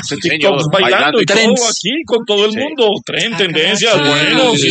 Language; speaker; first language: Spanish; native; Spanish